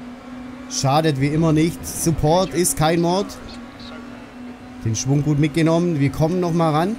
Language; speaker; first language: German; native; German